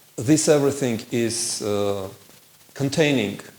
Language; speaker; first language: English; non-native, fluent; Armenian